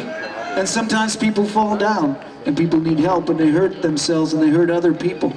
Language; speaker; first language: English; native; English